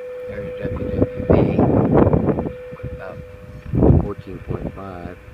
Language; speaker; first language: English; native; English